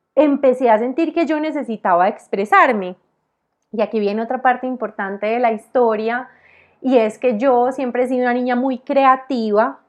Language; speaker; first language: Spanish; native; Spanish